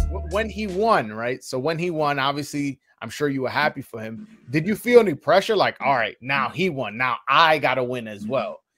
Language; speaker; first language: English; early bilingual, other home language; Spanish